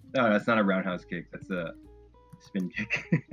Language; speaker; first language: English; native; English